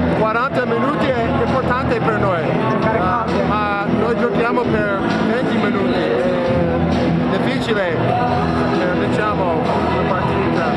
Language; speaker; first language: Italian; non-native, learner; English